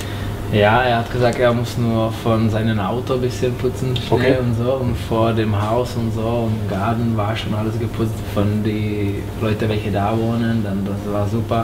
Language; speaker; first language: German; non-native, fluent; Czech